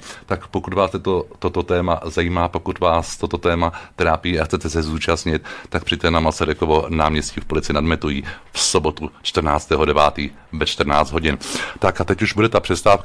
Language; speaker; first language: Czech; native; Czech